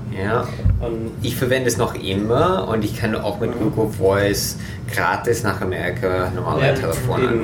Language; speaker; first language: German; non-native, fluent; English